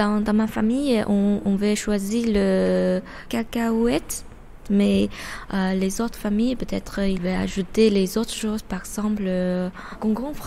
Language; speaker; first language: French; non-native, learner; Chinese